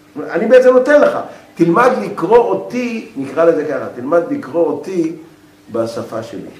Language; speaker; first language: Hebrew; native; Hebrew